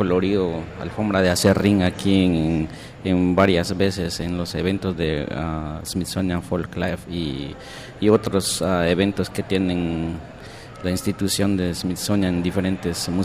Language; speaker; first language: Spanish; non-native, local second language; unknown